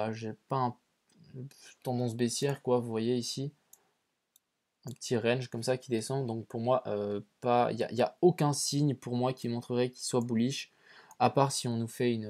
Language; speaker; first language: French; native; French